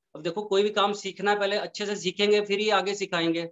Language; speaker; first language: Hindi; native; Hindi